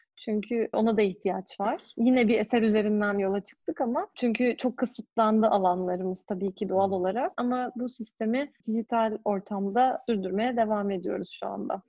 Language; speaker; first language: Turkish; native; Turkish